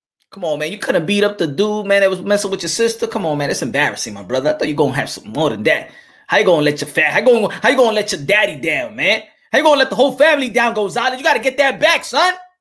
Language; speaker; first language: English; early bilingual, other home language; Spanish